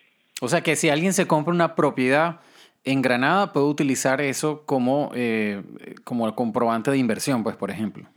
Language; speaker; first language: Spanish; native; Spanish